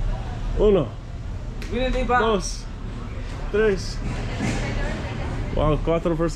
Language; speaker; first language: Spanish; non-native, learner; English